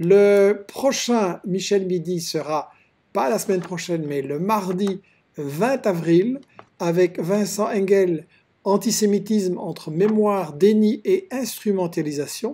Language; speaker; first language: French; native; French